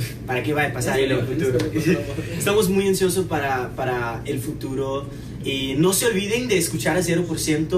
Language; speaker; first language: Spanish; non-native, fluent; Portuguese